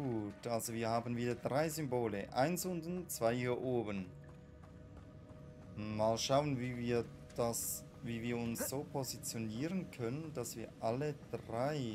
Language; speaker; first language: German; native; German